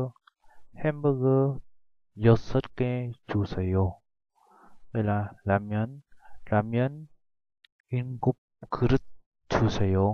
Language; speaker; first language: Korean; non-native, fluent; Vietnamese